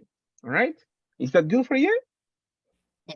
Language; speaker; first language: English; non-native, fluent; Spanish